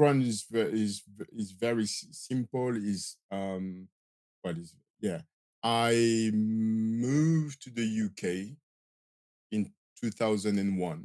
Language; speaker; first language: English; non-native, fluent; French